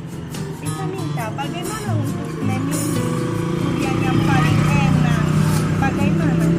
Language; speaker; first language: Indonesian; non-native, learner; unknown